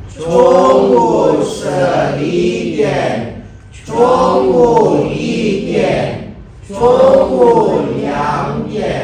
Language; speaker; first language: Chinese; non-native, fluent; Indonesian